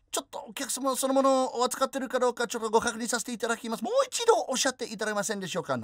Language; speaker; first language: Japanese; non-native, fluent; English